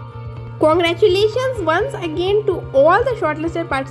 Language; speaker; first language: English; non-native, local second language; Hindi